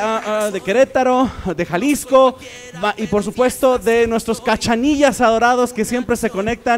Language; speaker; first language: Spanish; native; Spanish